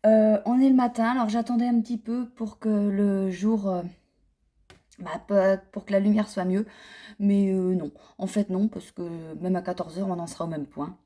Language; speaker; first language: French; native; French